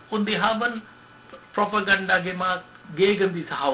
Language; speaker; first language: German; non-native, learner; Sinhala